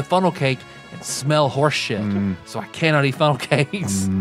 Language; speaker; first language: English; native; English